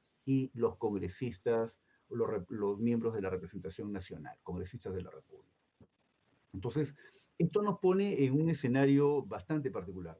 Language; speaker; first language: Spanish; native; Spanish